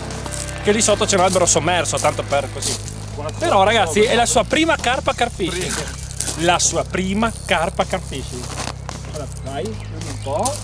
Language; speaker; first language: Italian; native; Italian